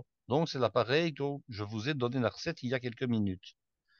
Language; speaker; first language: French; native; French